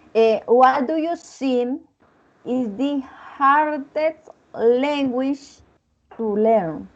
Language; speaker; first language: English; non-native, learner; Spanish